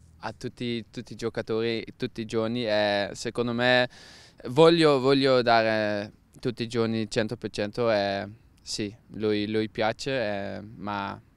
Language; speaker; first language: Italian; non-native, learner; Dutch